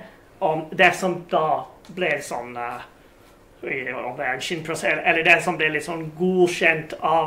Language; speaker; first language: Norwegian; non-native, fluent; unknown